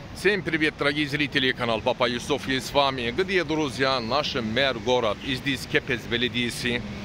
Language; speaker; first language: Russian; non-native, learner; Turkish